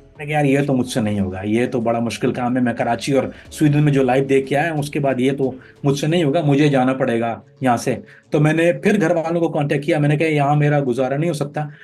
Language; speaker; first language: Urdu; native; Urdu